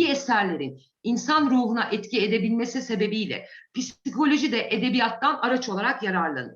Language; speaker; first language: Turkish; native; Turkish